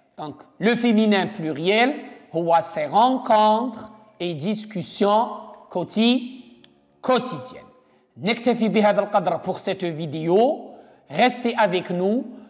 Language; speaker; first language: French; non-native, local second language; Arabic